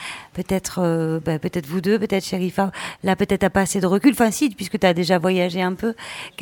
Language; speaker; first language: French; native; French